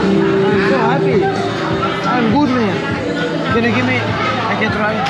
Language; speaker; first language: English; non-native, learner; Portuguese